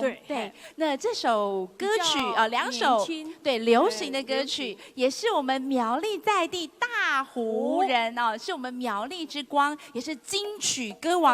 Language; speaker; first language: Chinese; native; Chinese